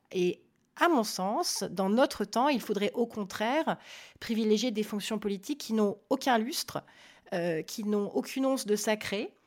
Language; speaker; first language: French; native; French